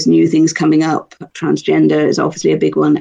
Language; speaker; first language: English; native; English